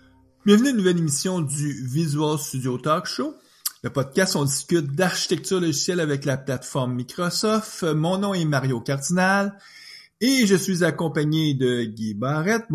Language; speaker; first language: French; native; French